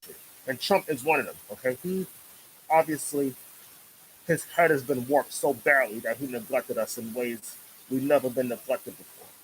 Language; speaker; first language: English; native; English